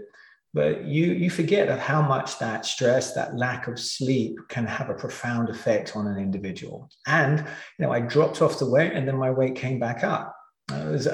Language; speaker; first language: English; native; English